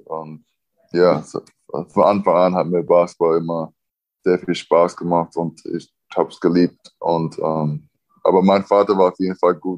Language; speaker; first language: German; early bilingual, other home language; English